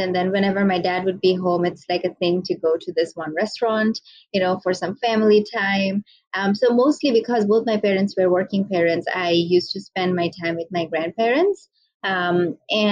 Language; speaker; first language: English; non-native, local second language; Bangla